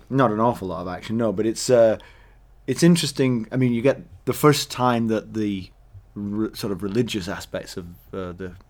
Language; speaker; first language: English; native; English